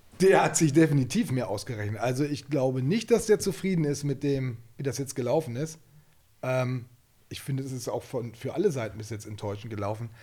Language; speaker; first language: German; native; German